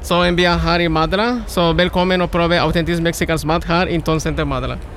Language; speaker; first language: Norwegian; non-native, learner; Spanish